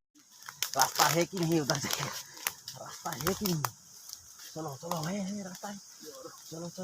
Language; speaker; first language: Hindi; non-native, local second language; Bodo